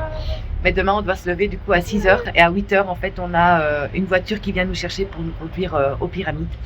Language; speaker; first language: French; native; French